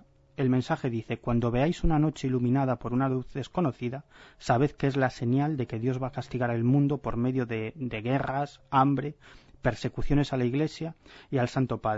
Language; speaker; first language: Spanish; native; Spanish